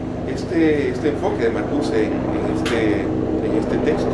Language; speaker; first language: Spanish; native; Spanish